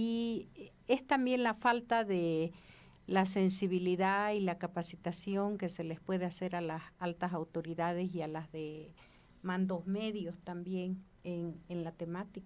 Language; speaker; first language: Spanish; native; Spanish